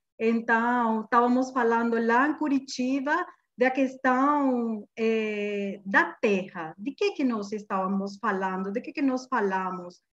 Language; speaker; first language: Portuguese; non-native, fluent; Guarani